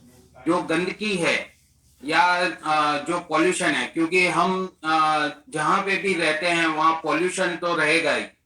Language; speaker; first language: Hindi; native; Hindi